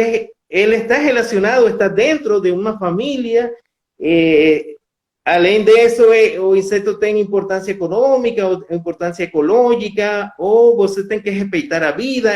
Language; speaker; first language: Portuguese; non-native, fluent; Spanish